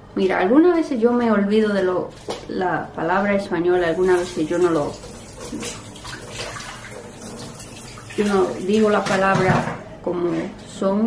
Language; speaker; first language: Spanish; early bilingual, heritage; Spanish